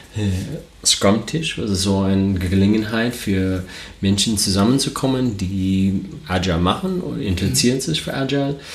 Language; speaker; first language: German; non-native, learner; English